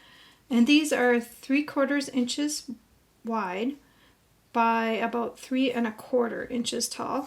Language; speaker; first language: English; native; English